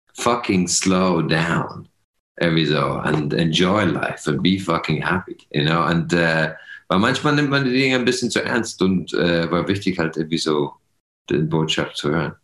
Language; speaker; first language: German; non-native, fluent; English